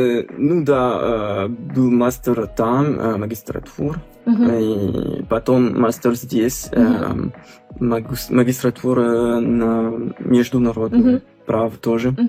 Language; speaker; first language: Russian; non-native, fluent; French